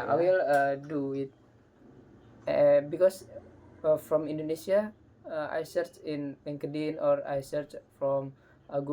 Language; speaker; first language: English; non-native, learner; Indonesian